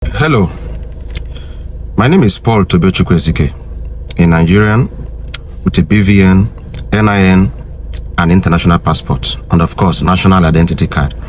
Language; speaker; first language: English; non-native, local second language; Igbo